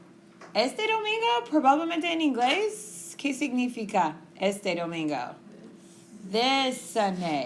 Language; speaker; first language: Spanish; non-native, fluent; English